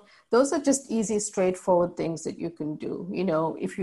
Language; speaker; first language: English; native; English